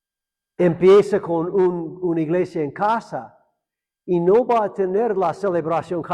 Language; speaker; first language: Spanish; non-native, fluent; English